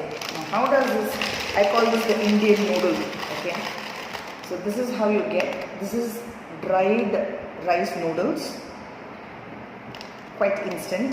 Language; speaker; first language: English; non-native, local second language; Tamil